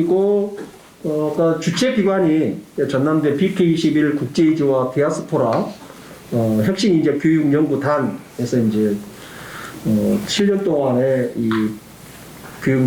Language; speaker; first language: Korean; native; Korean